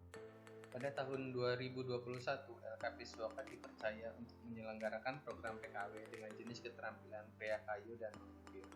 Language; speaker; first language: Indonesian; native; Indonesian